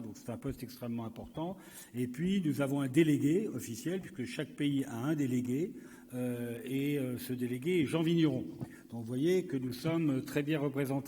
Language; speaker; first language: French; native; French